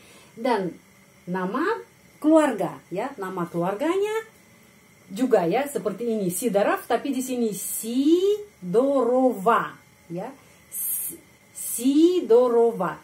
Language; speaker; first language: Indonesian; non-native, fluent; Russian